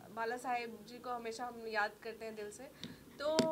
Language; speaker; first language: Hindi; native; Hindi